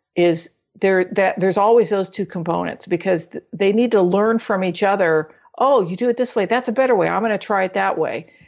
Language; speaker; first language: English; native; English